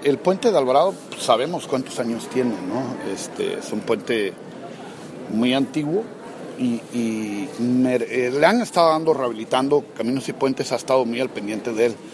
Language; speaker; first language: Spanish; native; Spanish